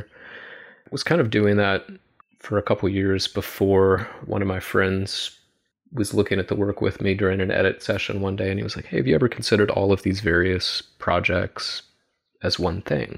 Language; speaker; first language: English; native; English